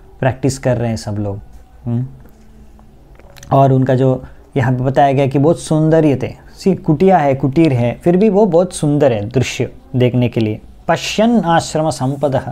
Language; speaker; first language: Hindi; non-native, local second language; Bangla